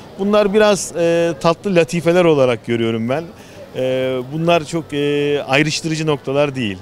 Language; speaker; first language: Turkish; native; Turkish